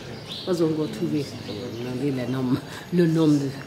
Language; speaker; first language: French; non-native, local second language; Burmese